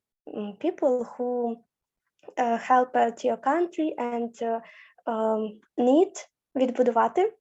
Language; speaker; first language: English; non-native, learner; Ukrainian